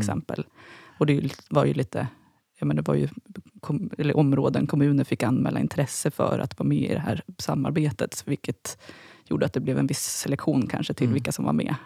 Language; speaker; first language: Swedish; native; Swedish